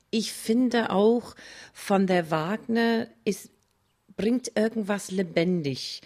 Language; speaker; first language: German; non-native, fluent; English